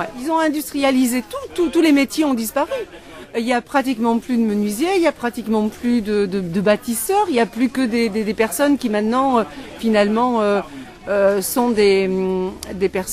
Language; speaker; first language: French; native; French